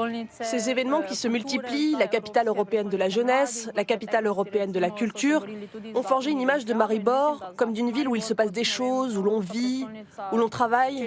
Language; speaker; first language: French; native; French